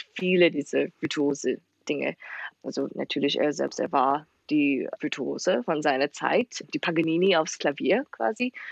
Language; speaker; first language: German; non-native, fluent; Chinese